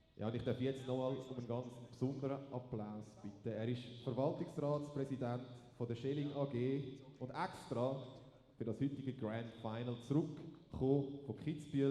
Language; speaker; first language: German; native; German